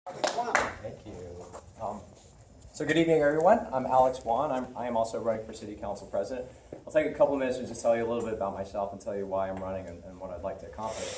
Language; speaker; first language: English; native; English